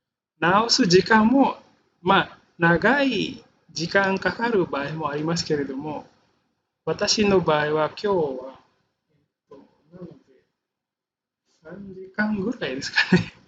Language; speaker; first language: Japanese; non-native, fluent; Indonesian